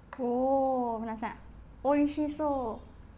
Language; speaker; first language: Japanese; non-native, learner; Burmese